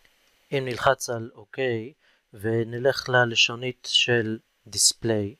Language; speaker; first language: Hebrew; native; Hebrew